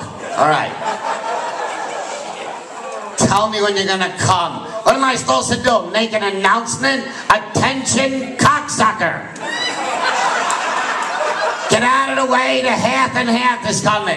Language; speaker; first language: English; native; English